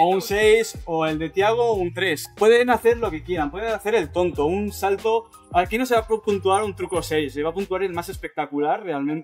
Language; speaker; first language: Spanish; native; Spanish